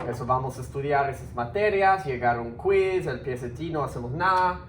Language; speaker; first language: Spanish; early bilingual, heritage; Spanish